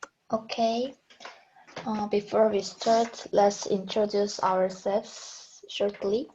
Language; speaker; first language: English; non-native, learner; Korean